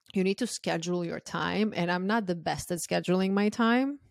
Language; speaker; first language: English; non-native, fluent; Croatian